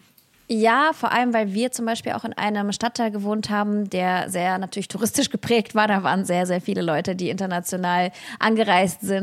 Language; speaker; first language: German; early bilingual, other home language; Russian